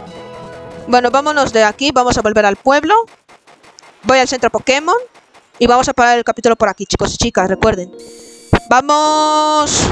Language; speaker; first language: Spanish; native; Spanish